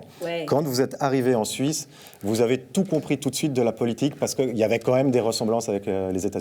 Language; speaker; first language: French; native; French